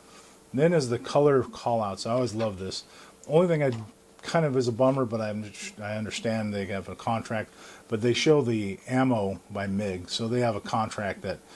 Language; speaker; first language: English; native; English